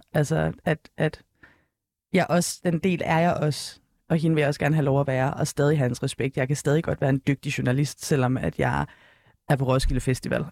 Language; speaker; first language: Danish; native; Danish